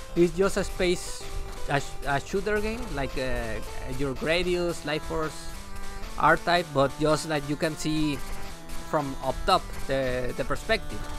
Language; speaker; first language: English; non-native, fluent; Spanish